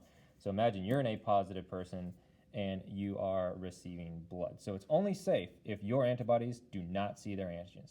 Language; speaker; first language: English; native; English